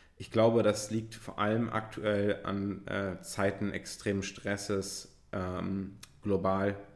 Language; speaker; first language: German; native; German